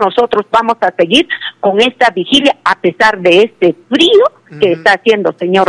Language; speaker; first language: Spanish; native; Spanish